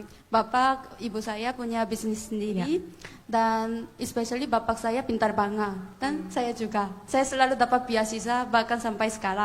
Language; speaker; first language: Indonesian; non-native, learner; Korean